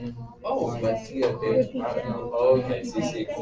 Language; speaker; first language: Spanish; non-native, fluent; English